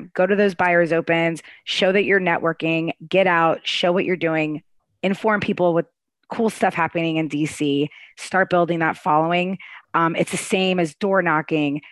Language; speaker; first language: English; native; English